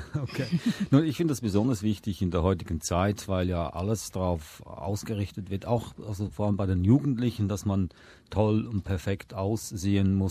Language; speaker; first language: German; native; German